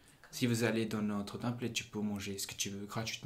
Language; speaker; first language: French; non-native, fluent; Punjabi